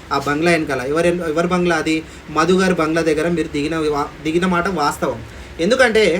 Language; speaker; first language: Telugu; non-native, local second language; Lambadi